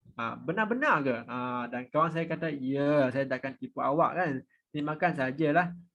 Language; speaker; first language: Malay; non-native, local second language; Chinese